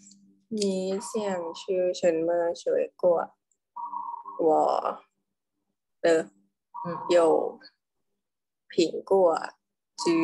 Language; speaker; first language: Chinese; non-native, learner; Thai